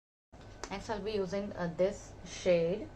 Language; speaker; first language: English; non-native, local second language; Hindi